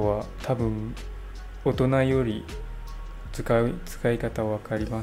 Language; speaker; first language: Japanese; non-native, learner; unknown